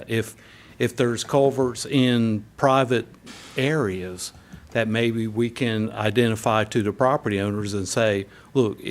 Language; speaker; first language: English; native; English